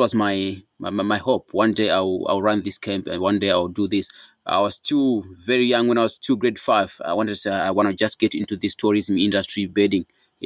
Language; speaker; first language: English; non-native, local second language; Shona